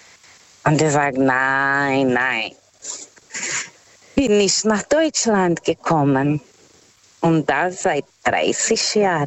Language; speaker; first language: German; non-native, learner; Portuguese